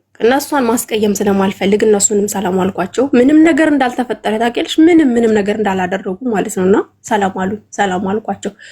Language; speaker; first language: Amharic; non-native, local second language; Oromo